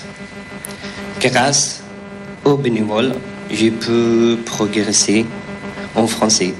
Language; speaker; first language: French; non-native, fluent; Persian